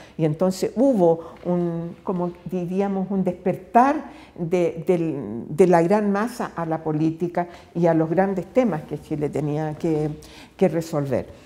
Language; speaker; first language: Spanish; native; Spanish